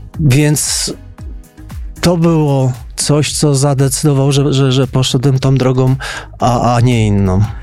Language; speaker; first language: Polish; native; Polish